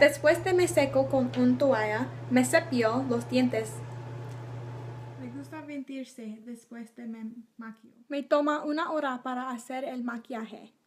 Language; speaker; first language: Spanish; non-native, learner; English